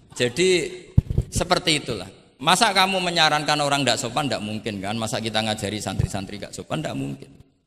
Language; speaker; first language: Indonesian; non-native, local second language; Javanese